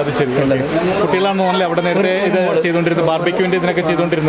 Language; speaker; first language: Malayalam; native; Malayalam